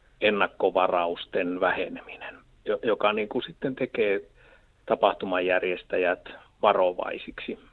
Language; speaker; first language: Finnish; native; Finnish